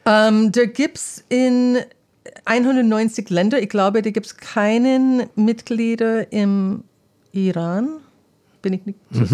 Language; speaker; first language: German; non-native, fluent; English